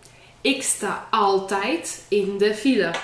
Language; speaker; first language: Dutch; non-native, fluent; Polish